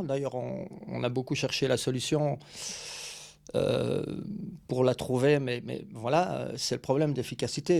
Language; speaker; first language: French; native; French